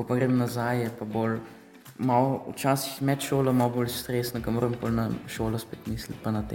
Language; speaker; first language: Slovenian; early bilingual, heritage; Slovenian